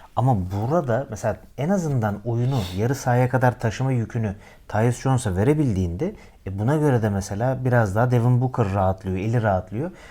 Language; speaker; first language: Turkish; native; Turkish